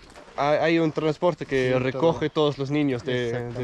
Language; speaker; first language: Spanish; non-native, fluent; Danish